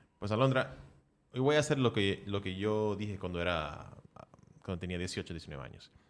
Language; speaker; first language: Spanish; early bilingual, heritage; Spanish